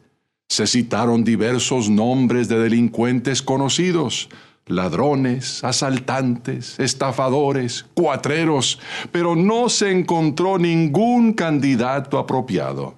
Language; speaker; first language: Spanish; native; Spanish